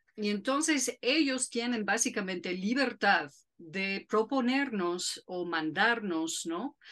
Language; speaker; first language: Spanish; non-native, fluent; English